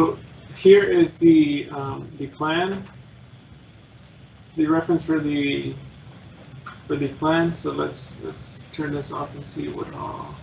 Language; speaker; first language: English; native; English